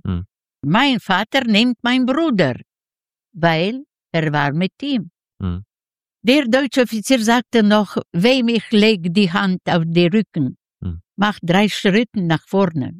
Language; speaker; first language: German; non-native, learner; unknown